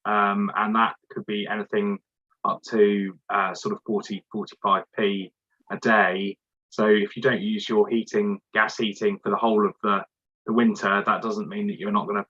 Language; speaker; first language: English; native; English